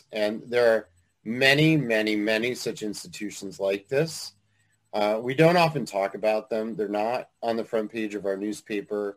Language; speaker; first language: English; native; English